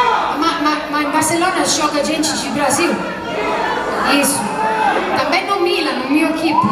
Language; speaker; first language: Portuguese; non-native, learner; Italian